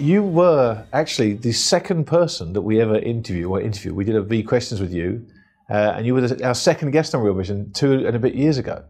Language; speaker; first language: English; native; English